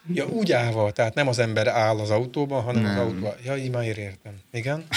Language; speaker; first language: Hungarian; native; Hungarian